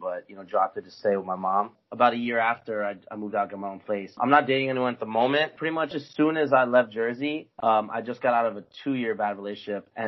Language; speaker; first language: English; native; English